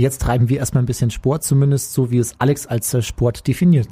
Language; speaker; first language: German; native; German